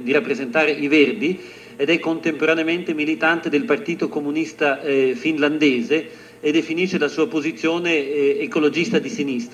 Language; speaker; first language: Italian; native; Italian